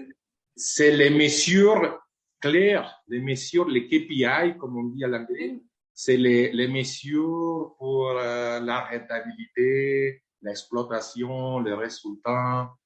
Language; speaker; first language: French; non-native, fluent; Spanish